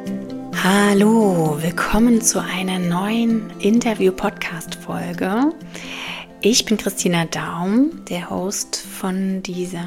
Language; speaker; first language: German; native; German